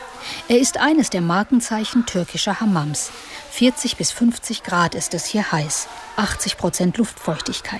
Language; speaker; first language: German; native; German